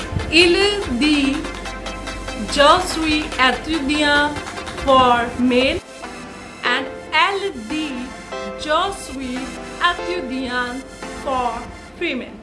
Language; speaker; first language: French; non-native, fluent; Hindi